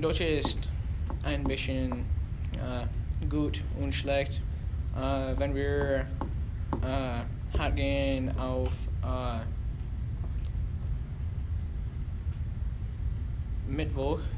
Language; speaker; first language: German; non-native, learner; English